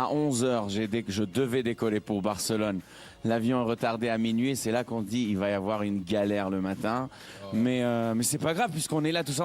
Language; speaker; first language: French; native; French